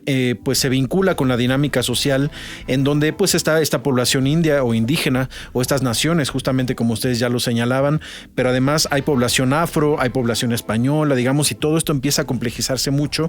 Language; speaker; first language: Spanish; native; Spanish